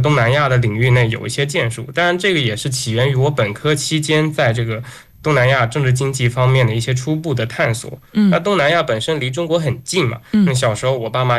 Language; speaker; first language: Chinese; native; Chinese